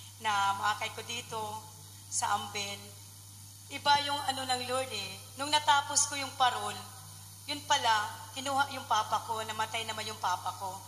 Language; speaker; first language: Filipino; native; Filipino